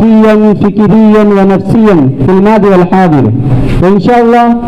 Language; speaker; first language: Arabic; non-native, learner; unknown